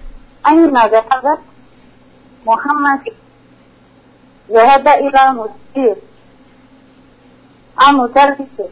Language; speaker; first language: Arabic; non-native, learner; Indonesian